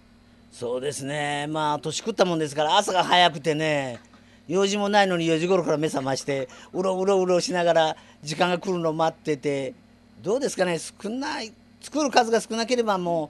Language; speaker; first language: Japanese; native; Japanese